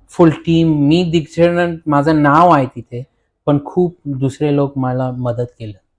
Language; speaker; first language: Marathi; early bilingual, heritage; Marathi